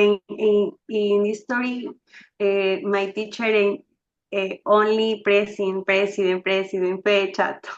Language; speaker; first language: English; non-native, learner; Spanish